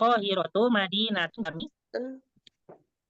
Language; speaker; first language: Arabic; non-native, fluent; Indonesian